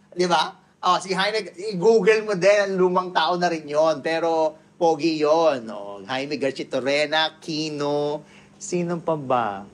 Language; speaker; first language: Filipino; native; Filipino